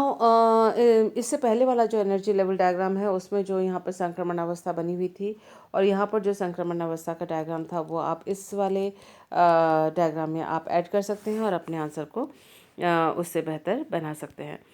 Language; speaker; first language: Hindi; native; Hindi